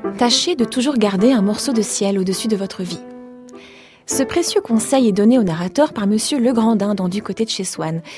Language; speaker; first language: French; native; French